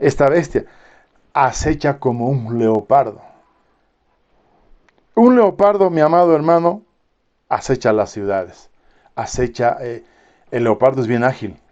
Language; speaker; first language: Spanish; native; Spanish